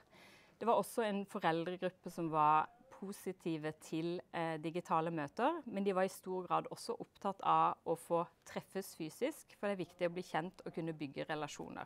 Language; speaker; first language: Norwegian; native; Norwegian